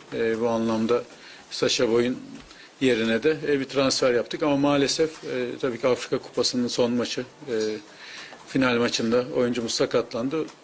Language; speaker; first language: Turkish; native; Turkish